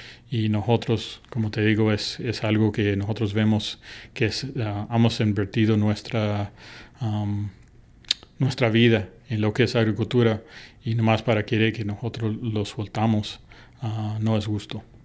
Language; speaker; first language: Spanish; early bilingual, other home language; English